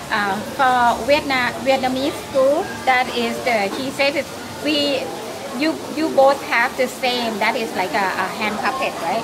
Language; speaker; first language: English; non-native, learner; Thai